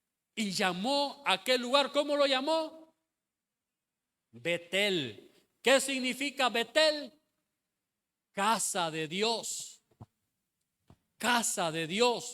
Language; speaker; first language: Spanish; native; Spanish